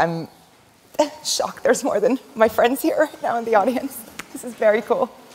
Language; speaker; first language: English; early bilingual, other home language; Arabic